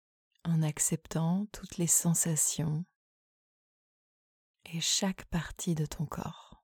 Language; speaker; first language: French; native; French